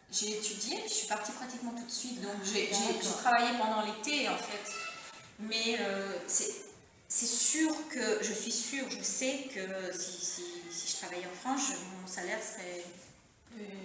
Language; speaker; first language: French; early bilingual, other home language; Italian